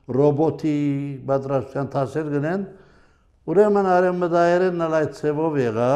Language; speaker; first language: Armenian; early bilingual, heritage; Armenian